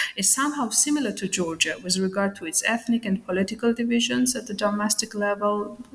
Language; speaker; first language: English; non-native, fluent; Georgian